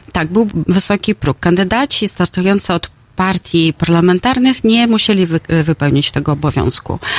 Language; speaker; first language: Polish; non-native, fluent; Russian